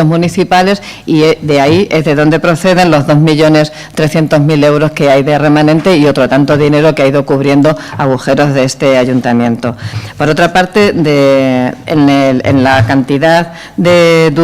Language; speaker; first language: Spanish; native; Spanish